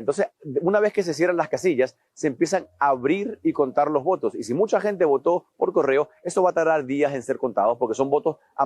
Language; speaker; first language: Spanish; native; Spanish